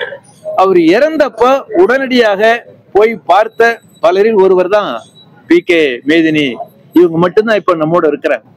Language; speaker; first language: Tamil; native; Tamil